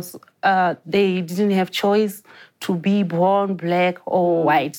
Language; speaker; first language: English; non-native, local second language; Venda